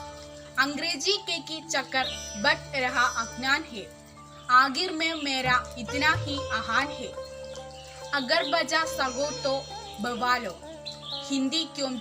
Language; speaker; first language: Hindi; non-native, local second language; Malayalam